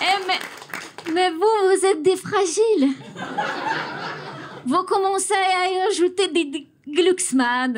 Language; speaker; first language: French; non-native, fluent; Russian